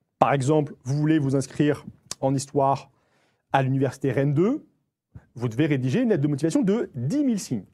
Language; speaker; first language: French; native; French